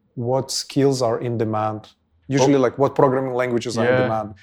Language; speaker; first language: English; non-native, fluent; Russian